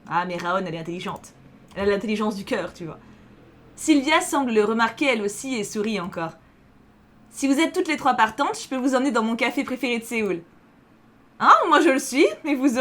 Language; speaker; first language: French; native; French